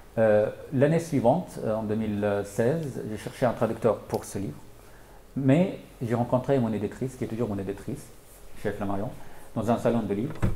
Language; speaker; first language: French; non-native, fluent; Arabic